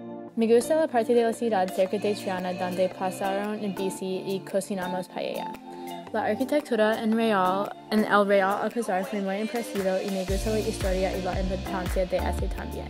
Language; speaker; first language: Spanish; non-native, learner; English